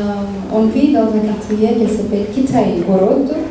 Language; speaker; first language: French; non-native, learner; Arabic